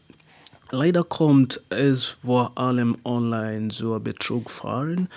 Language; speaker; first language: German; non-native, learner; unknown